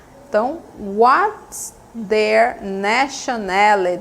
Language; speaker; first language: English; non-native, fluent; Portuguese